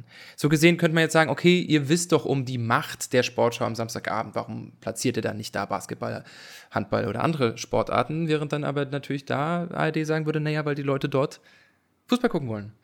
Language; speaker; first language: German; native; German